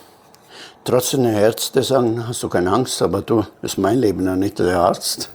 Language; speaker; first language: German; non-native, fluent; Italian